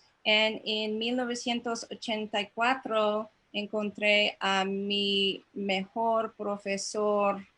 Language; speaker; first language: Spanish; non-native, fluent; English